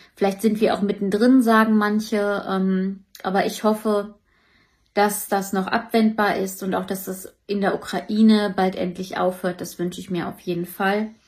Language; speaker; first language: German; native; German